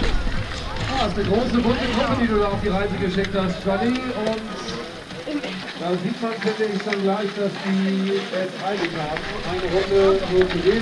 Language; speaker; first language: German; native; German